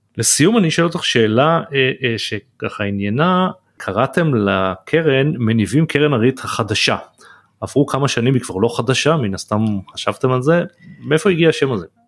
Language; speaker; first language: Hebrew; native; Hebrew